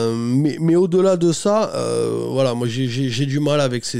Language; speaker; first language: French; native; French